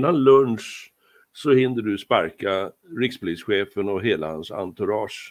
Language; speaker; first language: Swedish; native; Swedish